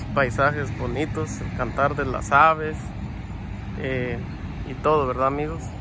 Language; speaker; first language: Spanish; native; Spanish